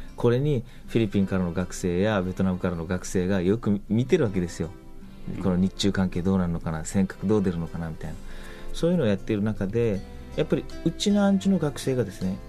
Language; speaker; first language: Japanese; native; Japanese